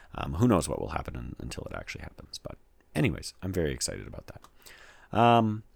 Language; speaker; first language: English; native; English